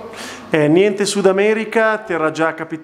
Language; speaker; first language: Italian; native; Italian